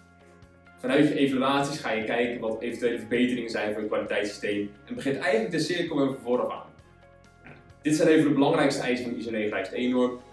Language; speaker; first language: Dutch; native; Dutch